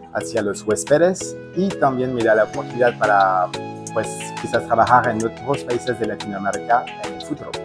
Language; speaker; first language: Spanish; non-native, fluent; French